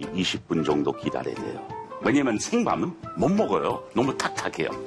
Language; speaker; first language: Korean; non-native, fluent; English